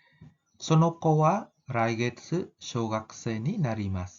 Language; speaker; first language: Japanese; non-native, fluent; Khmer